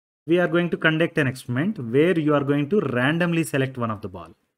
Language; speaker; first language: English; non-native, local second language; Telugu